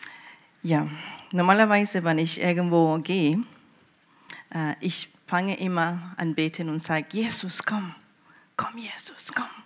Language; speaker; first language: German; early bilingual, heritage; German